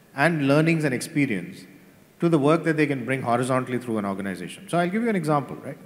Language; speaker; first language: English; non-native, local second language; Tamil